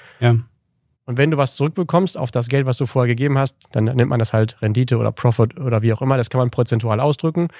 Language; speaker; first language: German; native; German